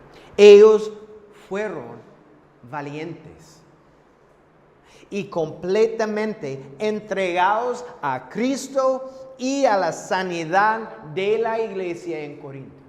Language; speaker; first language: Spanish; non-native, fluent; English